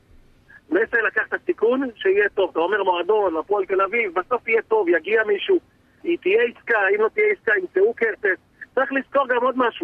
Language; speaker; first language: Hebrew; native; Hebrew